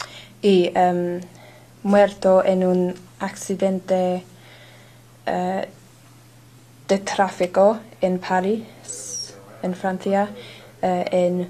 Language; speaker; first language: Spanish; non-native, learner; English